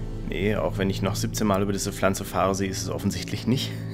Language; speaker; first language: German; native; German